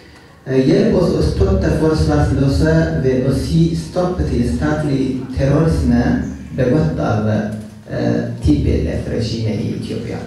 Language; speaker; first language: Norwegian; non-native, fluent; Oromo